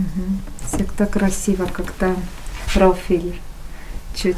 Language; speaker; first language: Russian; non-native, fluent; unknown